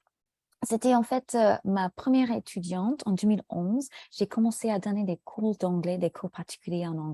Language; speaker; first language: French; non-native, fluent; English